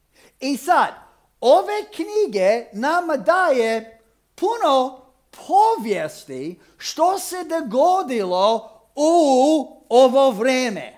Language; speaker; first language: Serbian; non-native, fluent; English